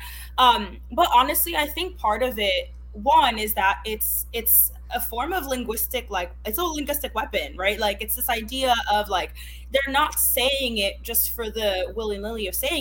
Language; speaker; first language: English; non-native, fluent; Haitian Creole